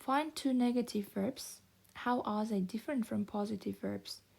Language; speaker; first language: English; non-native, fluent; Kazakh